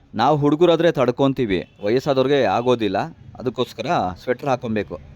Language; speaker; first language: Kannada; native; Kannada